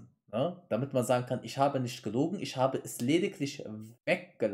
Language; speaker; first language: German; native; German